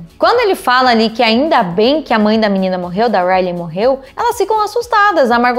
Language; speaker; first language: Portuguese; native; Portuguese